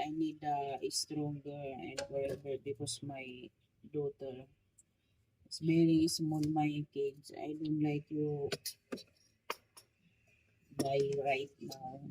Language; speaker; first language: English; non-native, learner; Filipino